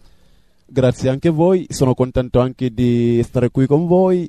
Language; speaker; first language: Italian; non-native, fluent; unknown